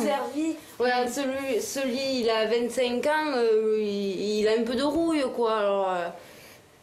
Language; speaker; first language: French; native; French